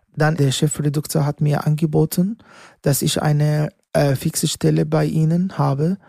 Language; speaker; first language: German; non-native, fluent; Arabic